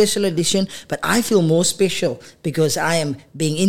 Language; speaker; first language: English; non-native, local second language; Afrikaans